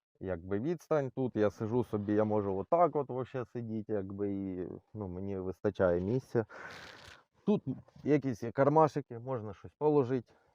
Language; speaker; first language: Ukrainian; non-native, local second language; Russian